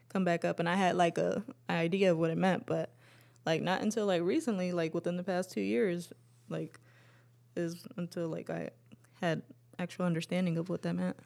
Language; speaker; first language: English; early bilingual, other home language; Spanish